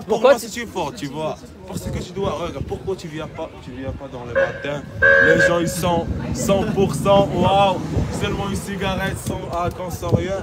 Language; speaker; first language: French; non-native, learner; Arabic